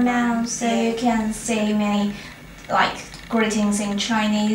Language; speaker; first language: English; non-native, fluent; Chinese